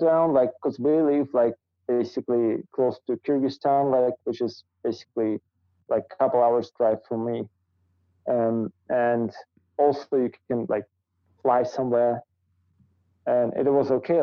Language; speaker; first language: English; non-native, fluent; Russian